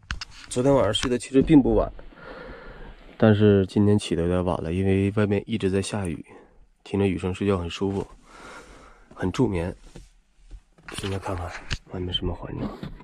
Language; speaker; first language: Chinese; native; Chinese